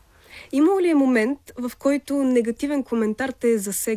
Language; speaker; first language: Bulgarian; native; Bulgarian